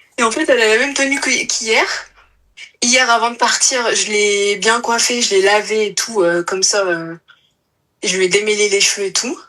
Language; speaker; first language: French; native; French